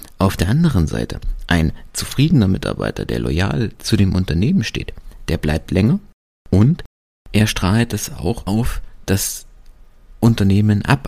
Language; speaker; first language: German; native; German